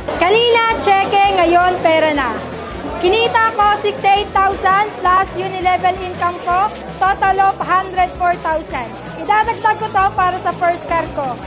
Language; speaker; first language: Filipino; native; Filipino